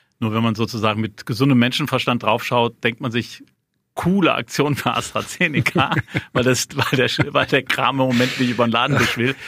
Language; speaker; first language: German; native; German